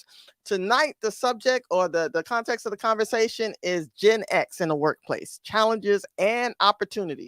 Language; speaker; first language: English; native; English